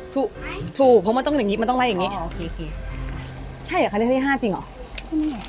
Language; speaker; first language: Thai; native; Thai